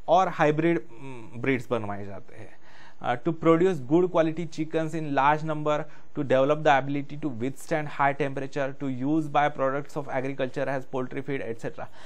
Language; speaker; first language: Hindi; non-native, local second language; Marathi